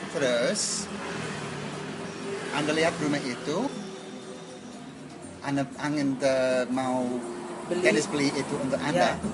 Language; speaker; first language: Indonesian; non-native, learner; English